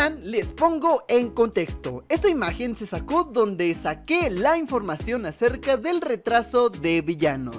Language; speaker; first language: Spanish; native; Spanish